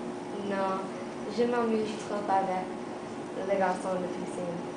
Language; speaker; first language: French; non-native, learner; English